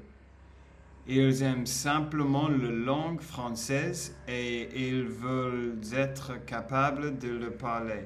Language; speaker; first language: French; non-native, learner; Spanish